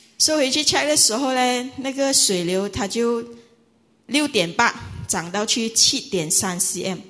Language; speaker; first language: Chinese; native; Chinese